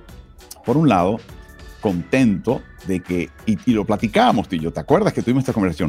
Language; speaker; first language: Spanish; native; Spanish